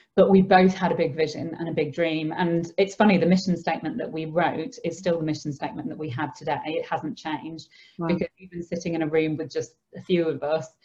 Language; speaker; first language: English; native; English